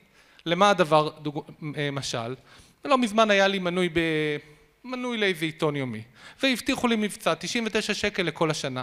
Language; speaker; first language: Hebrew; native; Hebrew